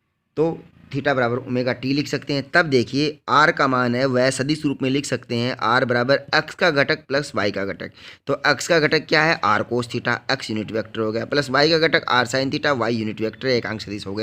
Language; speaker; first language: Hindi; native; Hindi